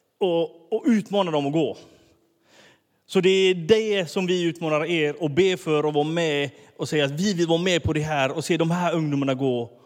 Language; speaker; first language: Swedish; early bilingual, other home language; Finnish